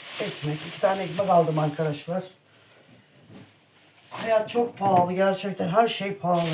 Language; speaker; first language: Turkish; native; Turkish